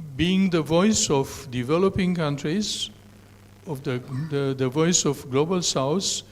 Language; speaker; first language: English; non-native, fluent; Romanian